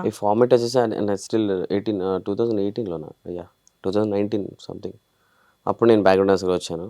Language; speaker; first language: Telugu; native; Telugu